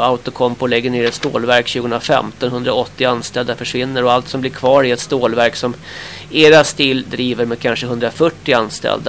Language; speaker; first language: Swedish; native; Swedish